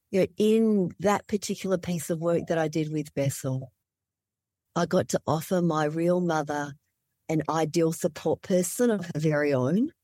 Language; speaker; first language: English; native; English